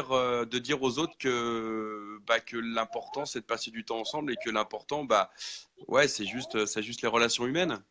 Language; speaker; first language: French; native; French